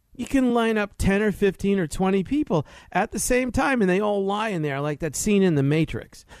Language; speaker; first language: English; native; English